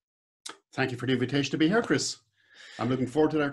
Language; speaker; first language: English; native; English